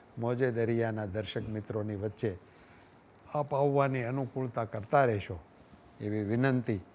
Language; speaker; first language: Gujarati; native; Gujarati